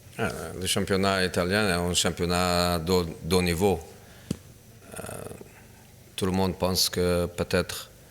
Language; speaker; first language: French; non-native, fluent; Portuguese